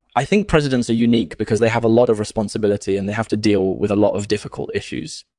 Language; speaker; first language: English; native; English